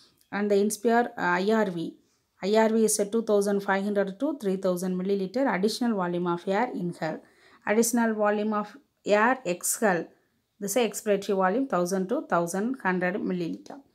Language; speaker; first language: English; non-native, local second language; Tamil